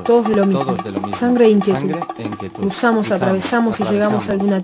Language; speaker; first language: Spanish; native; Spanish